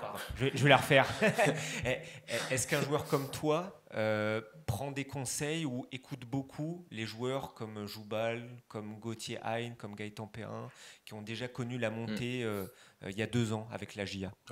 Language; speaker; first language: French; native; French